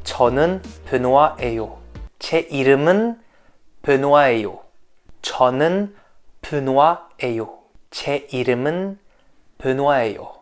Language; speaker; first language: Korean; non-native, fluent; French